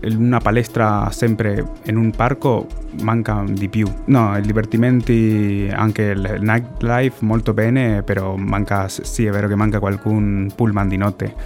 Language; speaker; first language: Italian; non-native, learner; Spanish